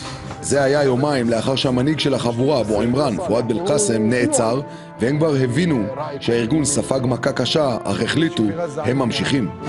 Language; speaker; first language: Hebrew; native; Hebrew